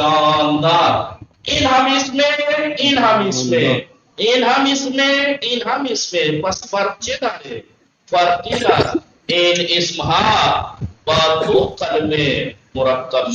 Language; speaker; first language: Persian; non-native, fluent; Urdu